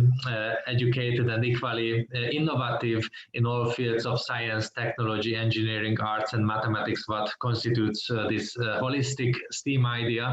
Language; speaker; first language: English; non-native, fluent; Hungarian